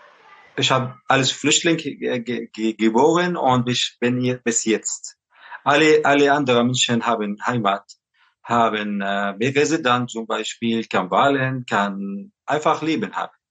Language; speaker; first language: German; non-native, learner; Arabic